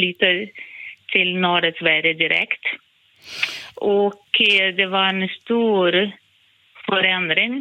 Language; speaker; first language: Swedish; non-native, fluent; Portuguese